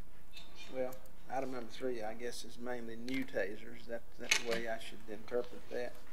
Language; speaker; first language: English; native; English